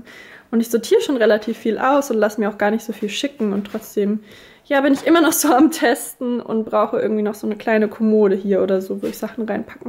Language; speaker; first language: German; native; German